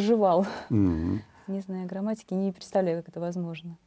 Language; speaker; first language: Russian; native; Russian